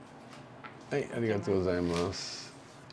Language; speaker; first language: Japanese; non-native, learner; English